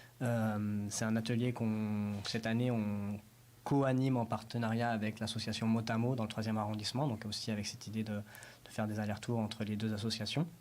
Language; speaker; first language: French; native; French